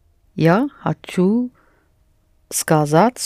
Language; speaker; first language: Russian; non-native, learner; English